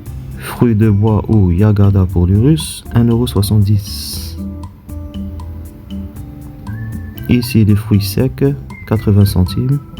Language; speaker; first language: French; non-native, local second language; Arabic